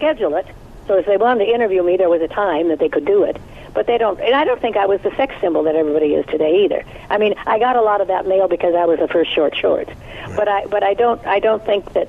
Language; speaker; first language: English; native; English